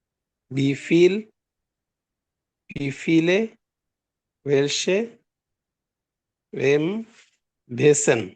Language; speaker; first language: German; non-native, learner; Bangla